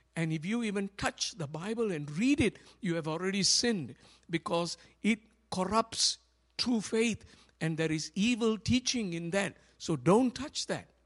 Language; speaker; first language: English; non-native, local second language; Tamil